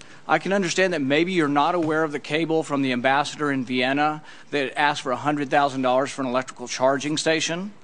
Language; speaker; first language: English; native; English